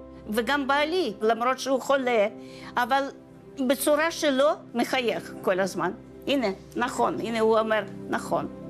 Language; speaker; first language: Hebrew; non-native, fluent; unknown